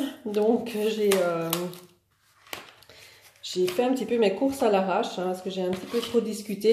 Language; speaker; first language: French; native; French